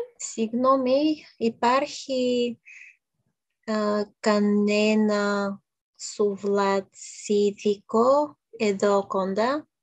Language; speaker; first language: Greek; non-native, learner; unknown